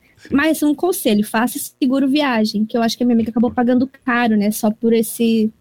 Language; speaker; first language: Portuguese; early bilingual, heritage; Portuguese